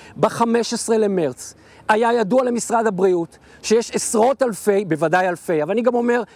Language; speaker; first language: Hebrew; native; Hebrew